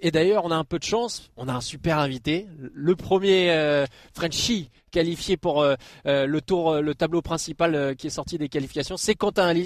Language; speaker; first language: French; native; French